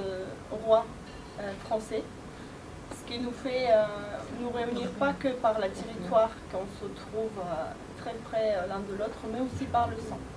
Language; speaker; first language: French; non-native, fluent; Ukrainian